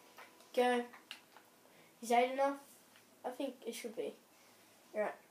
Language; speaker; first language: English; native; English